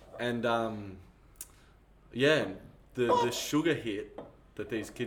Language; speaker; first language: English; native; English